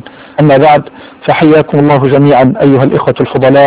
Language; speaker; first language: Arabic; native; Arabic